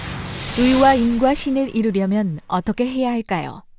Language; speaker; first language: Korean; native; Korean